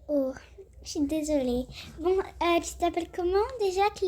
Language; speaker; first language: French; native; French